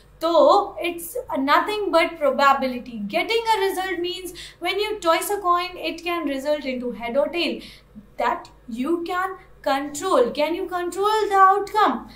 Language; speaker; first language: English; non-native, local second language; Hindi